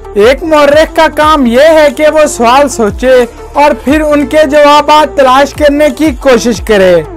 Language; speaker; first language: Urdu; native; Urdu